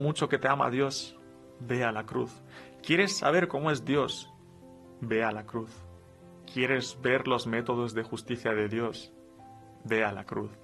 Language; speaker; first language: Spanish; non-native, fluent; Romanian